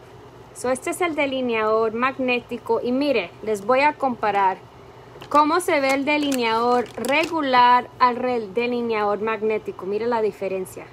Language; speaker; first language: Spanish; early bilingual, heritage; Spanish